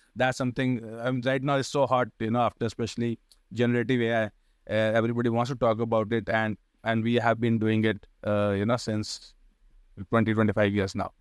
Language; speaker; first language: English; non-native, local second language; Hindi